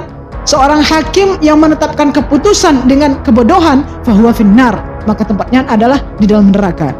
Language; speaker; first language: Indonesian; native; Indonesian